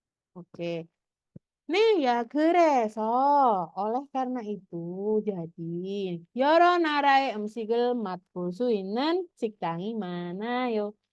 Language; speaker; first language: Korean; non-native, fluent; Indonesian